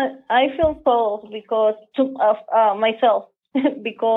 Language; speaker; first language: English; non-native, learner; Spanish